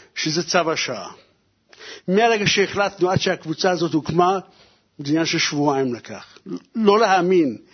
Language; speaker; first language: Hebrew; early bilingual, other home language; Persian